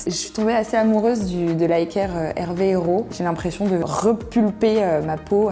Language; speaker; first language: French; native; French